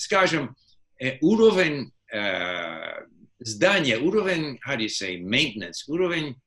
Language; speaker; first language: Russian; non-native, fluent; English